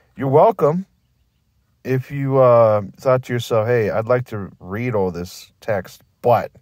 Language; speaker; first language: English; native; English